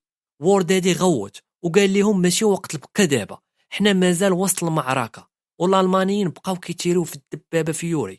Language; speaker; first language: Arabic; native; Arabic